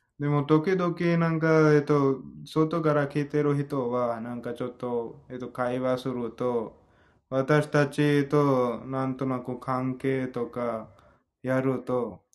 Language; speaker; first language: Japanese; non-native, fluent; Hindi